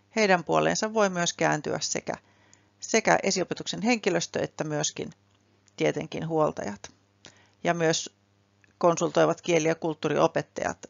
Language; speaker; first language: Finnish; native; Finnish